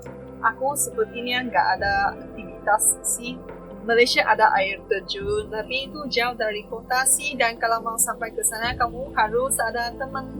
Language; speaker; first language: Indonesian; non-native, fluent; Chinese